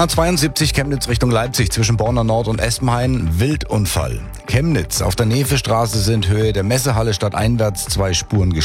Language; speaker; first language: German; native; German